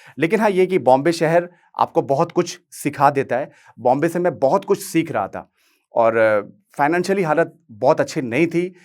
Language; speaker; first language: Hindi; native; Hindi